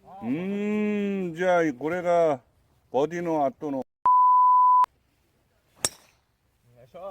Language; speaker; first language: Japanese; non-native, fluent; Korean